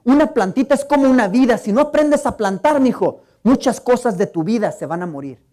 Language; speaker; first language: Spanish; early bilingual, heritage; Spanish